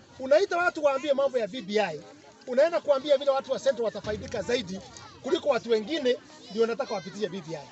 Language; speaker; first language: Swahili; non-native, local second language; Kikuyu